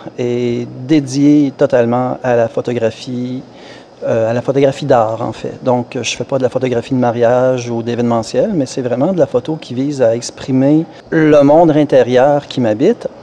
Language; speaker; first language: French; native; French